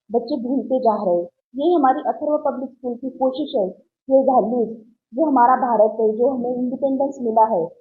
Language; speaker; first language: Hindi; non-native, local second language; Marathi